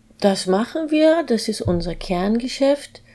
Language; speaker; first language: German; native; German